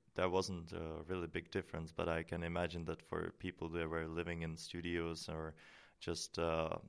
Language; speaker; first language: English; non-native, fluent; Czech